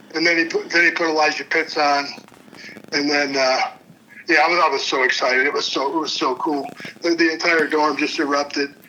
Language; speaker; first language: English; native; English